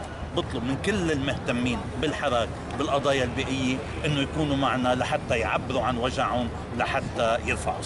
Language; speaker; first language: Arabic; native; Arabic